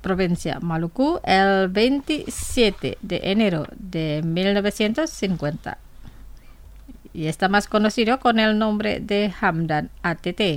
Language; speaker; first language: Spanish; non-native, fluent; Indonesian